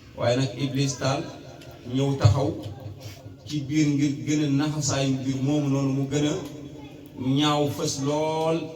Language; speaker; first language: Wolof; non-native, local second language; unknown